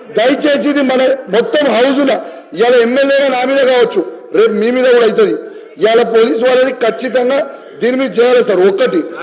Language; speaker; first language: Telugu; native; Telugu